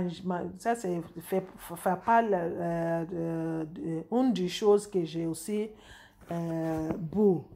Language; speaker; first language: French; non-native, fluent; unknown